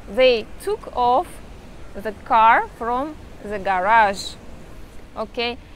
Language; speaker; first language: English; non-native, fluent; Russian